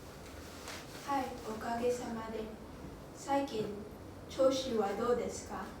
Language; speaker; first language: Japanese; non-native, learner; English